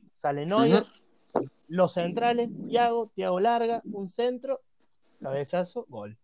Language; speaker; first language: Spanish; native; Spanish